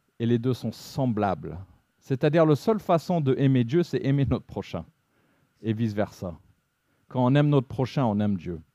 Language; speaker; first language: French; non-native, fluent; English